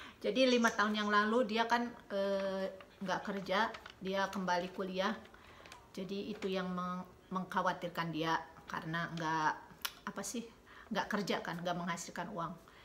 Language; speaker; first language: Indonesian; native; Indonesian